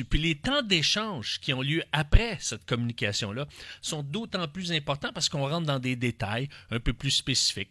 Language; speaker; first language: French; native; French